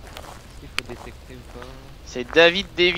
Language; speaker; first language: French; native; French